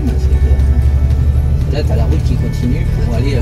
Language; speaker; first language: French; native; French